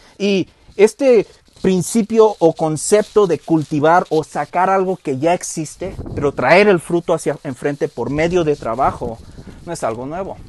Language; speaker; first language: Spanish; early bilingual, heritage; Spanish